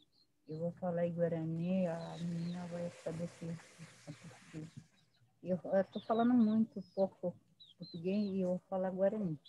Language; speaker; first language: Portuguese; non-native, local second language; Guarani